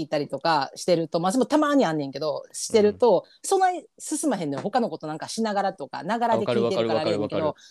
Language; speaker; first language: Japanese; native; Japanese